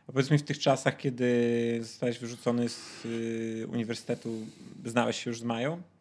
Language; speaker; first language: Polish; native; Polish